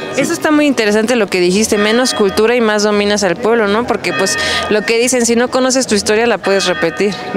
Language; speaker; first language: Spanish; native; Spanish